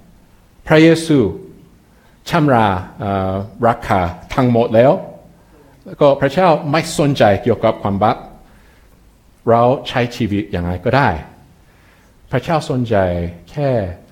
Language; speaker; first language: Thai; non-native, fluent; English